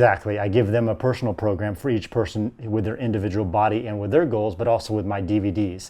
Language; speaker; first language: English; native; English